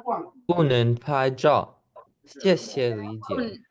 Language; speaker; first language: Chinese; early bilingual, heritage; Chinese